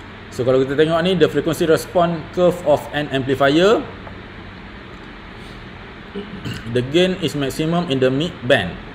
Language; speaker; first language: English; non-native, local second language; Malay